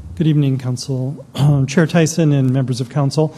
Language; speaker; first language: English; native; English